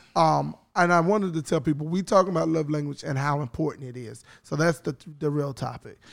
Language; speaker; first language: English; native; English